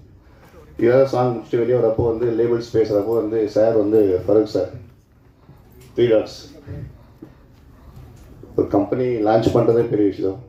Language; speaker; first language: Tamil; native; Tamil